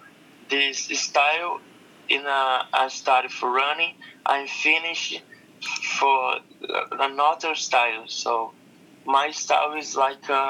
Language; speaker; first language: English; non-native, learner; Portuguese